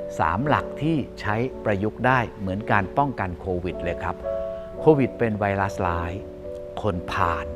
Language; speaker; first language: Thai; native; Thai